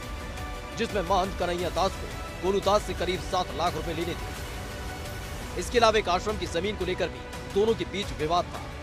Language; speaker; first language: Hindi; native; Hindi